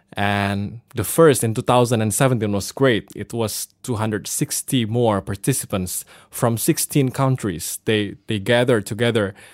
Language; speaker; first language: English; non-native, fluent; Indonesian